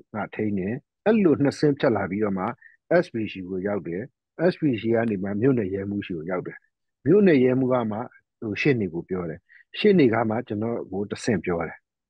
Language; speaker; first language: Burmese; native; Burmese